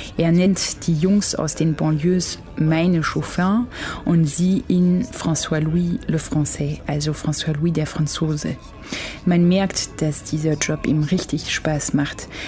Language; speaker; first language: German; non-native, fluent; French